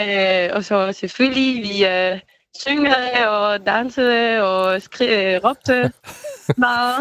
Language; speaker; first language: Danish; non-native, fluent; Spanish